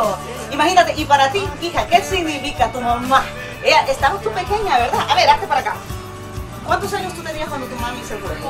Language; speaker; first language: Spanish; native; Spanish